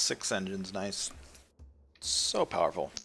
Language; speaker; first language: English; native; English